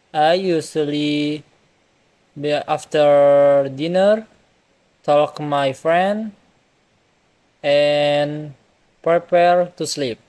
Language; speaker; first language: English; non-native, learner; Indonesian